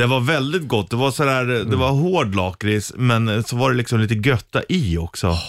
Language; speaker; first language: Swedish; native; Swedish